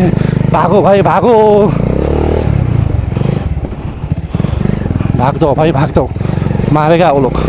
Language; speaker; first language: Hindi; non-native, learner; Nepali